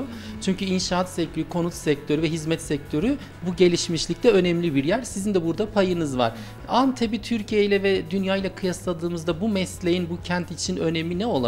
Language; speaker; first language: Turkish; native; Turkish